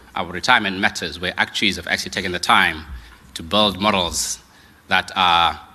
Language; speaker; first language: English; non-native, local second language; Xhosa